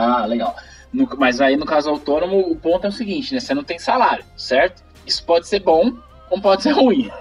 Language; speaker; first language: Portuguese; native; Portuguese